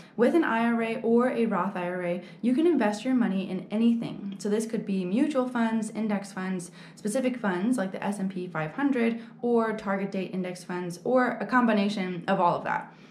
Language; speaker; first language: English; native; English